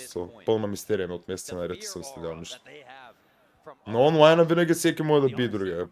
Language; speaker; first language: Bulgarian; native; Bulgarian